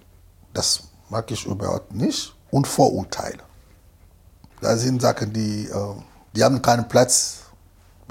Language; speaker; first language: German; non-native, fluent; Lingala